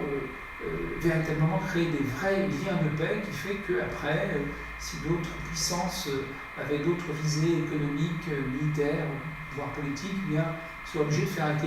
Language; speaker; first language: French; native; French